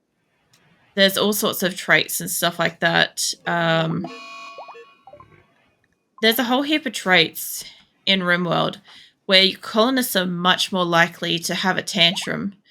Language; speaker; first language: English; native; English